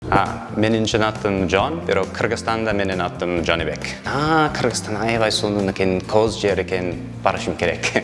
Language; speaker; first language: Kyrgyz; non-native, learner; English